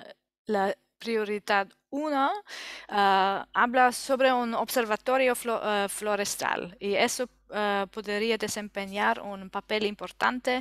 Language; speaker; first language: Spanish; non-native, learner; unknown